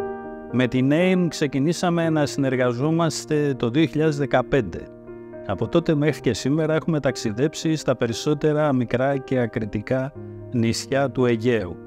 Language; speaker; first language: Greek; native; Greek